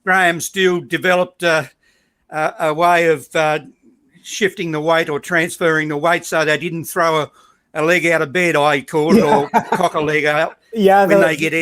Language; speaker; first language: English; native; English